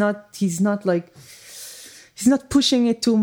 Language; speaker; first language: English; non-native, fluent; Hebrew